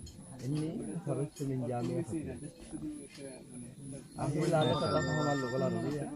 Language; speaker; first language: Arabic; non-native, fluent; Rohingya